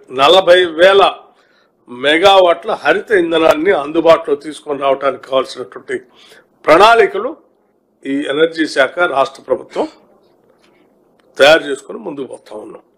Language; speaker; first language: Telugu; native; Telugu